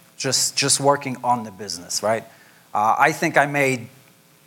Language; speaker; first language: English; non-native, fluent; Polish